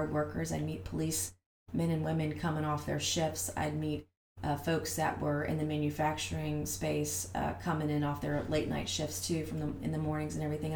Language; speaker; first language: English; native; English